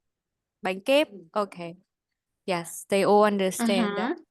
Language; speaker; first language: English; non-native, fluent; Vietnamese